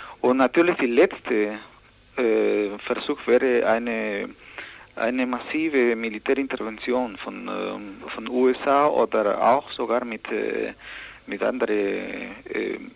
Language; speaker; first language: German; non-native, learner; Spanish